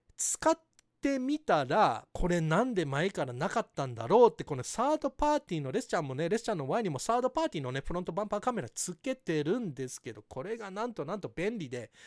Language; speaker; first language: Japanese; early bilingual, heritage; Japanese